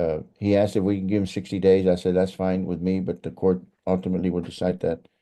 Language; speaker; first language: English; native; English